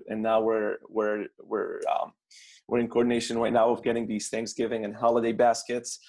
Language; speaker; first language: English; non-native, fluent; Arabic